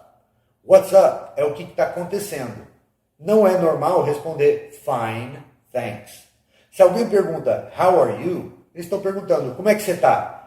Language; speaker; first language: Portuguese; non-native, fluent; English